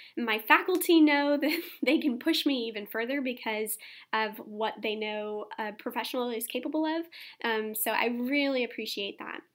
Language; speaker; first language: English; native; English